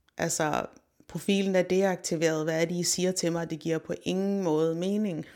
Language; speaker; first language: Danish; early bilingual, other home language; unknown